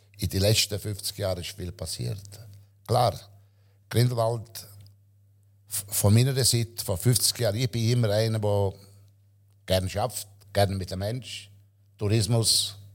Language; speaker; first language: German; non-native, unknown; Italian